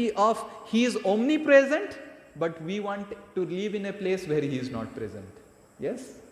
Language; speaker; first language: English; non-native, local second language; Hindi